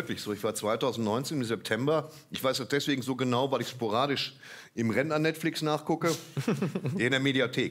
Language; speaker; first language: German; native; German